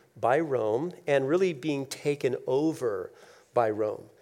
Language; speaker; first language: English; native; English